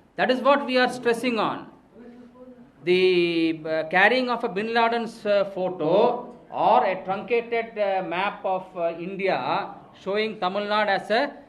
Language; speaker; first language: English; non-native, local second language; Tamil